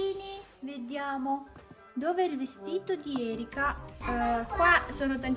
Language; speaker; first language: Italian; native; Italian